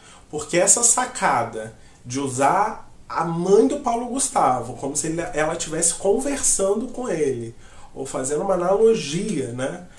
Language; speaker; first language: Portuguese; native; Portuguese